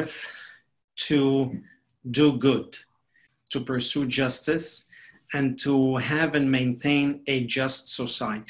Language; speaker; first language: English; non-native, fluent; Spanish